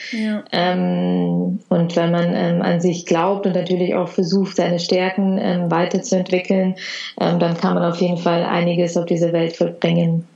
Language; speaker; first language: German; early bilingual, other home language; Russian